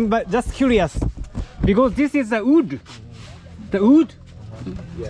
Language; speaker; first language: English; non-native, learner; Japanese